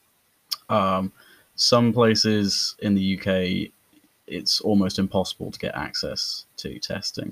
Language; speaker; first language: English; native; English